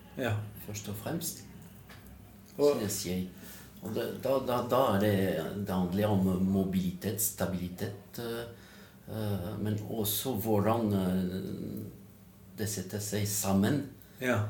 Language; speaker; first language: Norwegian; non-native, fluent; French